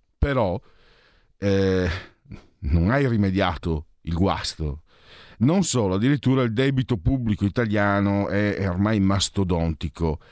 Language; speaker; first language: Italian; native; Italian